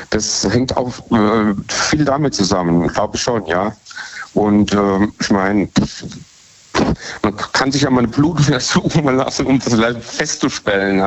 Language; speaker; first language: German; native; German